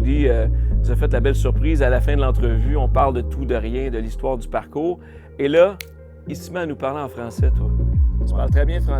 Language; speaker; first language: French; native; French